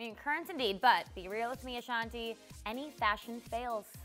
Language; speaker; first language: English; native; English